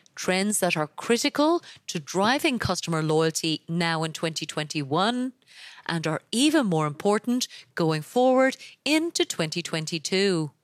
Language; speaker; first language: English; native; English